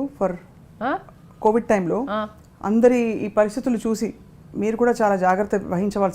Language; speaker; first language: Telugu; native; Telugu